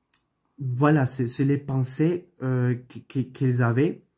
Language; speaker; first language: French; non-native, learner; Spanish